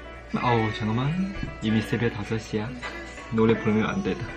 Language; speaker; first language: Korean; non-native, fluent; Chinese